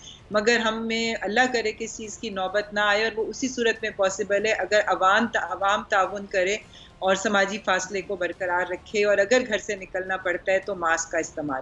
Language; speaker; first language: Urdu; native; Urdu